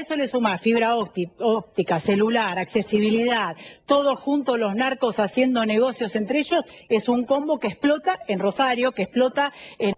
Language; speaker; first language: Spanish; native; Spanish